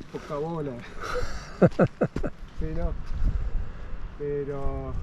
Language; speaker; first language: Spanish; native; Spanish